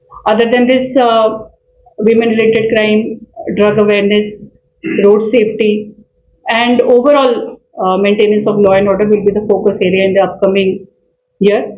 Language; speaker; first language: English; non-native, local second language; Telugu